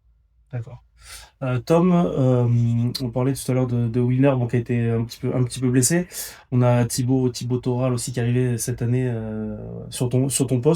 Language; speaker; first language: French; native; French